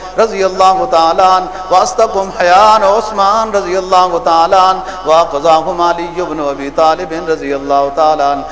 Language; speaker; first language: Urdu; native; Urdu